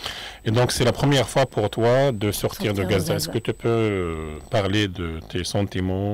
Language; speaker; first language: French; non-native, fluent; Arabic